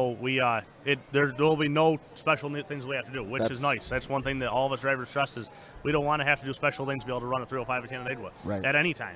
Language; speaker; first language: English; native; English